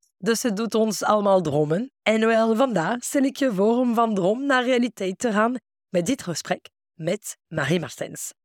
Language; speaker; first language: Dutch; non-native, fluent; French